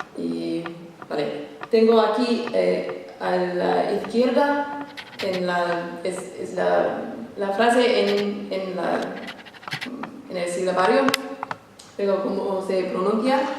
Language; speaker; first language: Spanish; non-native, fluent; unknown